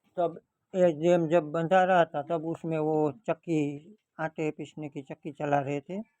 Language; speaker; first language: Hindi; non-native, local second language; Gujarati